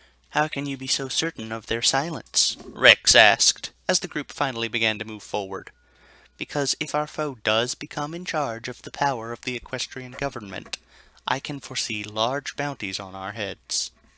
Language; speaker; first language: English; native; English